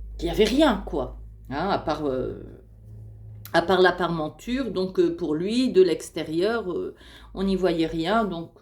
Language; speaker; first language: French; native; French